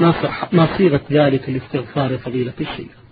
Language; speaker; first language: Arabic; native; Arabic